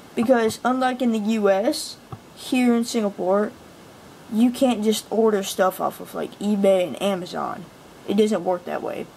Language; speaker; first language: English; native; English